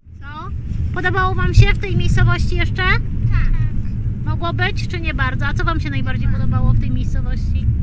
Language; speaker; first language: Polish; native; Polish